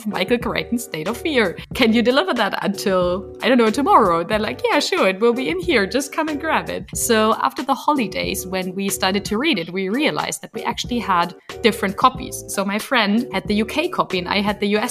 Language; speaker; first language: English; non-native, fluent; German